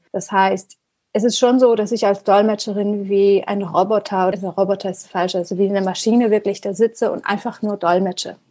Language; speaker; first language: German; early bilingual, other home language; Persian